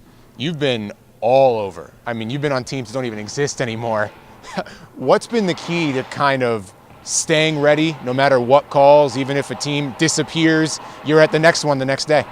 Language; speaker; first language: English; native; English